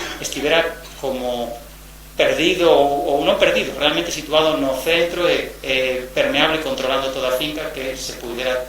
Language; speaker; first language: Galician; native; Galician